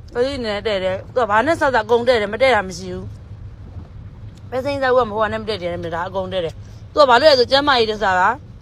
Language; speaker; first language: Burmese; non-native, local second language; Chinese